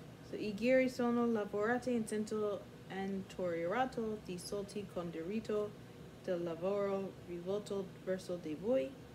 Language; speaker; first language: Italian; non-native, learner; English